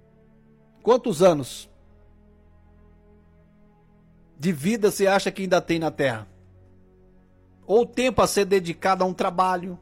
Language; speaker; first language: Portuguese; native; Portuguese